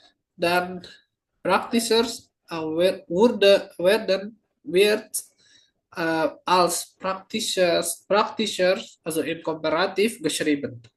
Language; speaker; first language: German; non-native, fluent; Indonesian